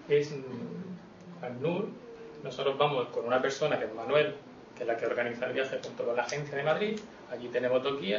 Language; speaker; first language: Spanish; native; Spanish